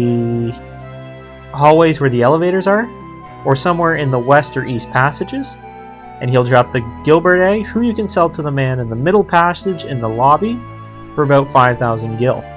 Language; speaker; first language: English; native; English